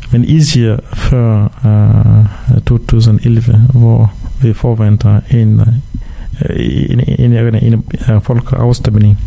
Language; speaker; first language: Danish; non-native, fluent; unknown